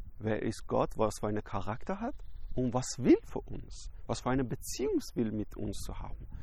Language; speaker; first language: German; non-native, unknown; Persian